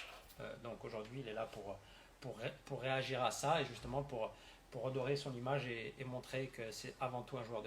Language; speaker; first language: French; native; French